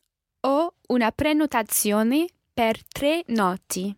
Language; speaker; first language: Italian; non-native, learner; English